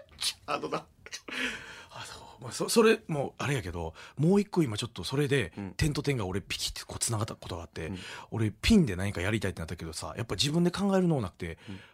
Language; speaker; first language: Japanese; native; Japanese